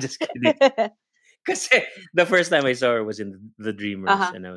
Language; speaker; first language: English; non-native, local second language; Cebuano